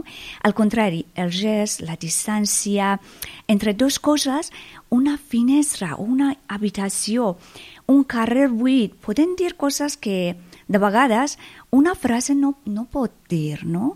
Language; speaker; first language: Catalan; non-native, fluent; Persian